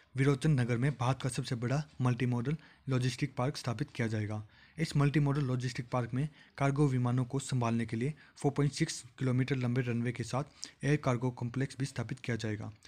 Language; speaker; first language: Hindi; native; Hindi